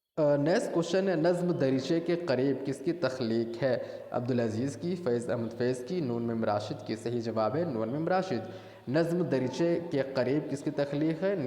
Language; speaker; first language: Urdu; native; Urdu